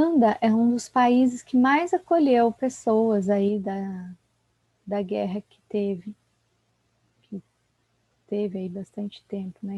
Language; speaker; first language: Portuguese; native; Portuguese